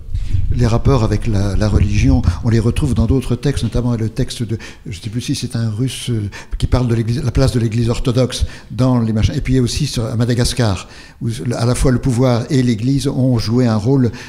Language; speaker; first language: French; native; French